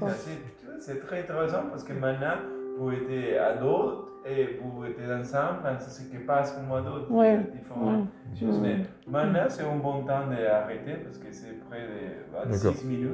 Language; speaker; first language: French; non-native, learner; Spanish